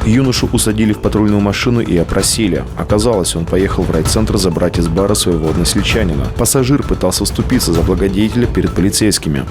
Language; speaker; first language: Russian; native; Russian